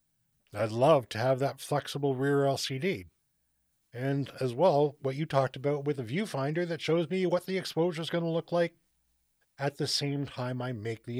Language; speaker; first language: English; native; English